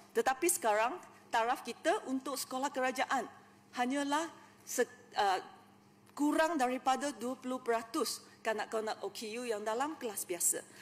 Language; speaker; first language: Malay; non-native, local second language; Chinese